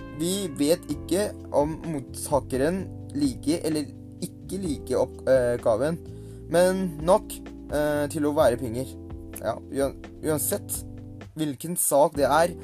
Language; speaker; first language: Norwegian; non-native, learner; Thai